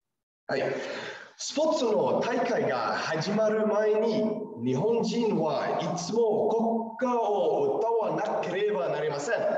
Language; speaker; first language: Japanese; non-native, learner; English